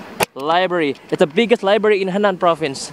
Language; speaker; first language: English; non-native, learner; Indonesian